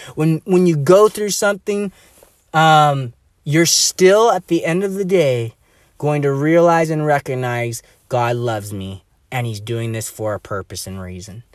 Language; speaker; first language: English; native; English